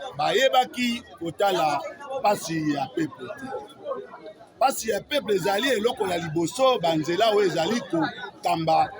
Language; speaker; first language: Lingala; native; Lingala